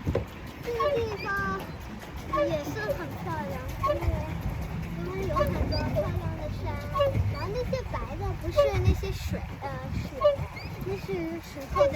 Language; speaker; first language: Chinese; early bilingual, heritage; Chinese